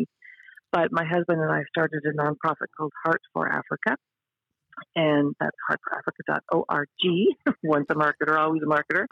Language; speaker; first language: English; native; English